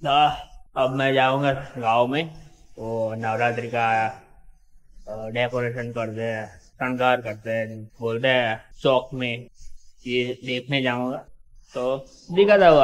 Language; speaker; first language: Hindi; native; Hindi